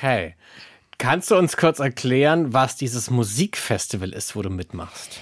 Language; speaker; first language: German; native; German